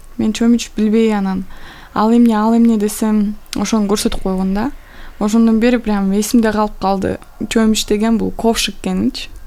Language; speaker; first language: Kyrgyz; non-native, local second language; Russian